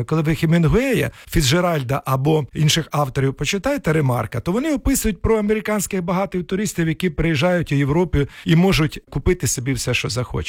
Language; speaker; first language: Ukrainian; native; Ukrainian